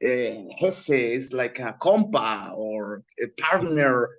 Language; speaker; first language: English; non-native, learner; Spanish